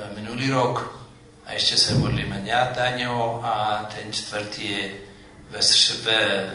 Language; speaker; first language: Czech; non-native, fluent; Amharic